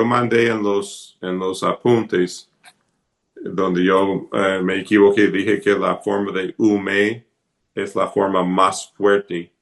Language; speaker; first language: Spanish; non-native, fluent; English